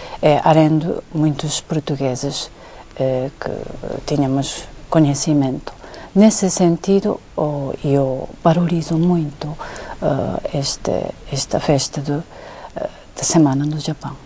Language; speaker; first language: Portuguese; non-native, fluent; Japanese